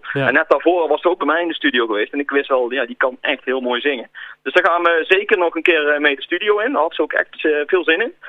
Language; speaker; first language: Dutch; native; Dutch